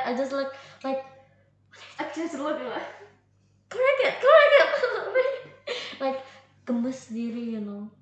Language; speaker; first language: English; non-native, learner; Indonesian